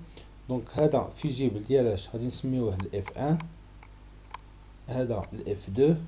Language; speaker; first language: Arabic; native; Arabic